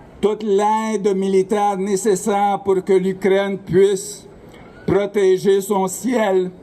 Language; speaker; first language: French; non-native, local second language; Ukrainian